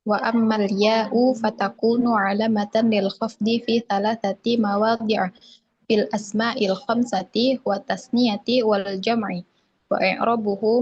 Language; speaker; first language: Arabic; non-native, learner; Indonesian